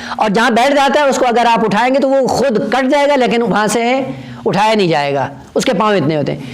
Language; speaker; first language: Urdu; non-native, local second language; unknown